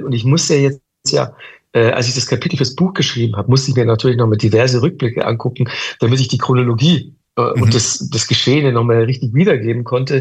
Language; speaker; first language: German; native; German